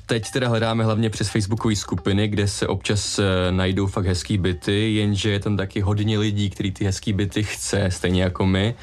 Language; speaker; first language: Czech; native; Czech